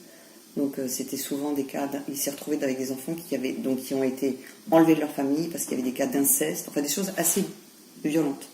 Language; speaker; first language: French; native; French